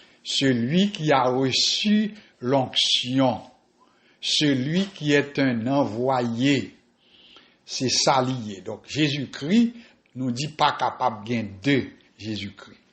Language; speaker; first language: French; non-native, local second language; Haitian Creole